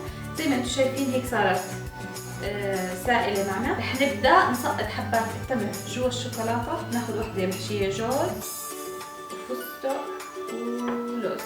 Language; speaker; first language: Arabic; native; Arabic